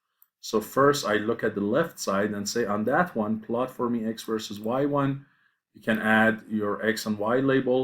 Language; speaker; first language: English; non-native, fluent; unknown